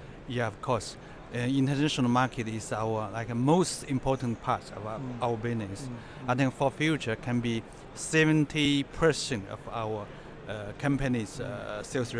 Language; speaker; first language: English; non-native, fluent; Chinese